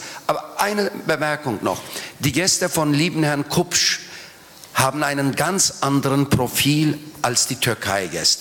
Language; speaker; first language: German; non-native, fluent; Turkish